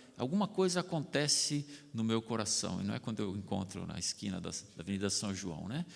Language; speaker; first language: Portuguese; non-native, local second language; German